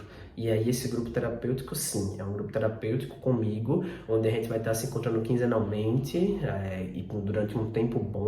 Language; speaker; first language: Portuguese; native; Portuguese